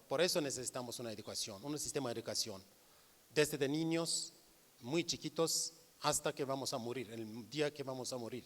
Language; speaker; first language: Spanish; non-native, learner; Kurdish